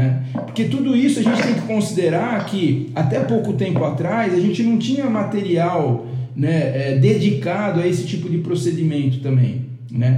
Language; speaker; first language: Portuguese; native; Portuguese